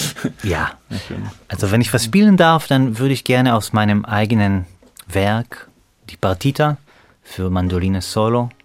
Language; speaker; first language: German; non-native, fluent; Hebrew